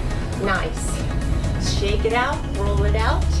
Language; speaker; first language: English; native; English